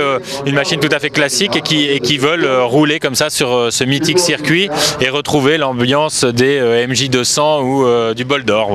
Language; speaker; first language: French; native; French